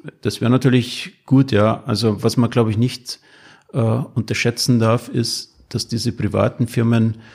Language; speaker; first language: German; native; German